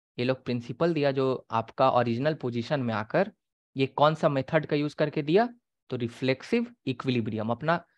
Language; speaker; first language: Hindi; native; Hindi